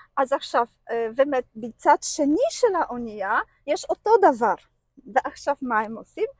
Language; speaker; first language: Hebrew; non-native, fluent; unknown